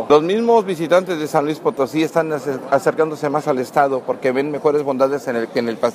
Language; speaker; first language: Spanish; native; Spanish